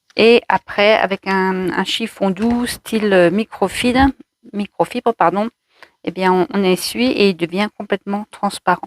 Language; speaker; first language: French; native; French